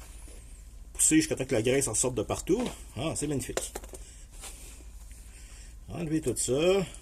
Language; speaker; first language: French; native; French